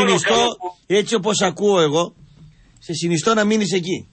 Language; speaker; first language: Greek; native; Greek